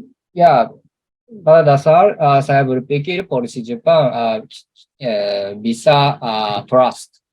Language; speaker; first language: Indonesian; non-native, learner; Japanese